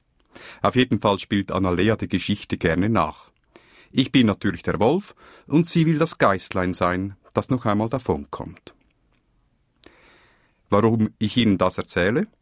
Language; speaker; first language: German; native; German